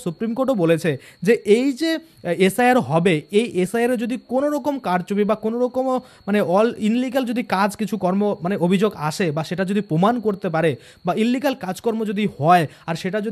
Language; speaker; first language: Bangla; native; Bangla